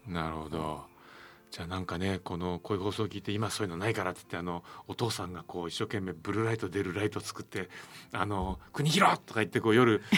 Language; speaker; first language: Japanese; native; Japanese